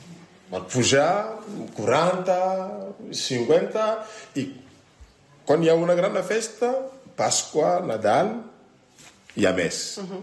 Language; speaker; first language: Catalan; non-native, learner; French